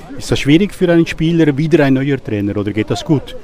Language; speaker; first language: German; native; German